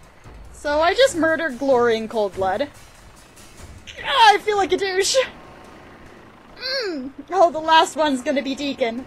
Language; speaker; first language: English; native; English